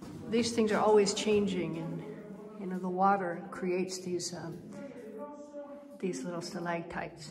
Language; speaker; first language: English; native; English